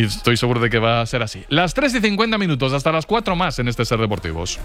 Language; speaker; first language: Spanish; native; Spanish